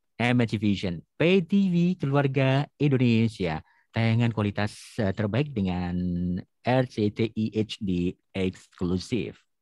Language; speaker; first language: Indonesian; native; Indonesian